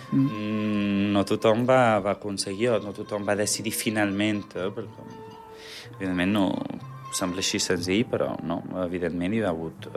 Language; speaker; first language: Catalan; native; Catalan